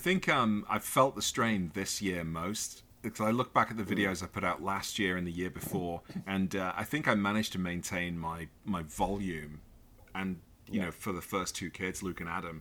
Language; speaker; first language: English; native; English